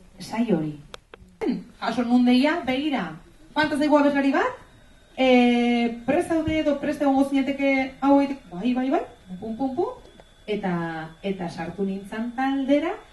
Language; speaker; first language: Basque; non-native, local second language; Spanish